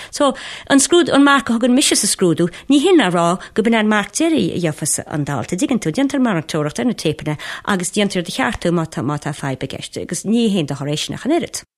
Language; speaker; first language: Irish; native; Irish